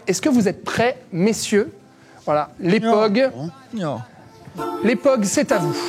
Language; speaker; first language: French; native; French